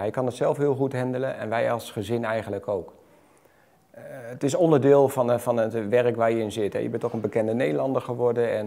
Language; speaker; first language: Dutch; native; Dutch